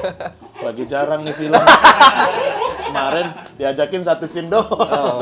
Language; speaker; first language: Indonesian; native; Indonesian